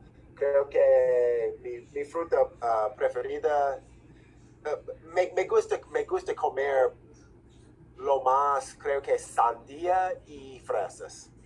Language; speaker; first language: Spanish; non-native, fluent; English